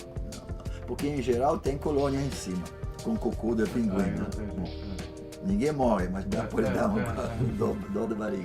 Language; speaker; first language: Portuguese; non-native, fluent; French